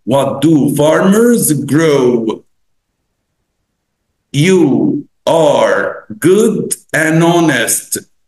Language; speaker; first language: English; non-native, fluent; Arabic